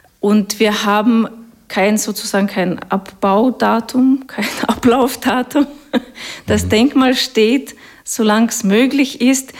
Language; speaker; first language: German; non-native, fluent; Russian